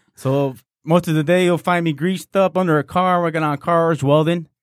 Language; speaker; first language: English; non-native, fluent; Spanish